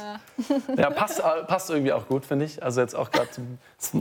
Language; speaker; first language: German; native; German